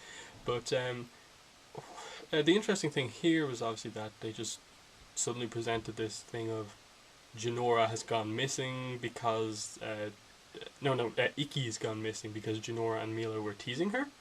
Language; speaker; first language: English; native; English